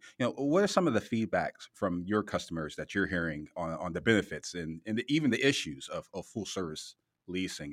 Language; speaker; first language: English; native; English